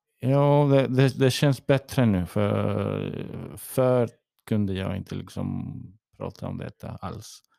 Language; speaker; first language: Swedish; early bilingual, heritage; English